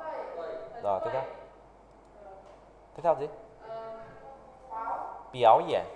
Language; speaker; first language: Chinese; non-native, fluent; Vietnamese